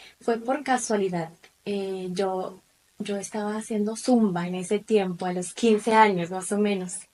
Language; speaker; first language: Spanish; non-native, fluent; German